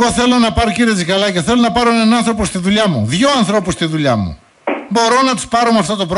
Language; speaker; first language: Greek; native; Greek